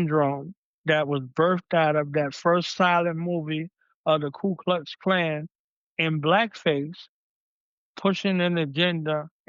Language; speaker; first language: English; native; English